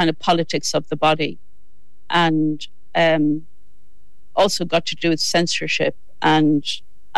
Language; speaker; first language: English; native; English